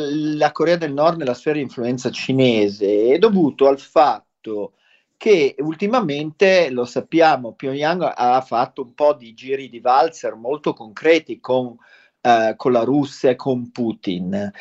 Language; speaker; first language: Italian; native; Italian